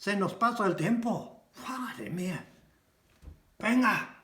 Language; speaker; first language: Spanish; non-native, fluent; English